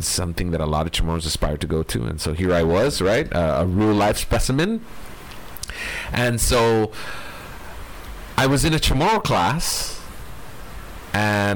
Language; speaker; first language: English; early bilingual, other home language; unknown